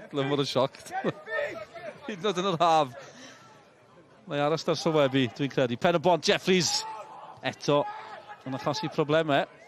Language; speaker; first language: Welsh; native; Welsh